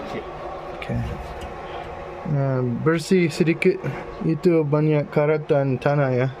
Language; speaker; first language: Indonesian; non-native, learner; English